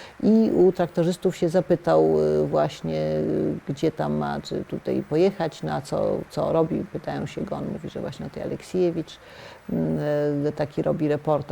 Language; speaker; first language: Polish; native; Polish